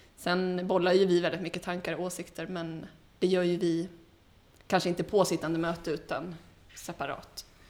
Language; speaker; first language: Swedish; early bilingual, heritage; Swedish